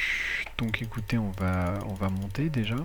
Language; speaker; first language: French; native; French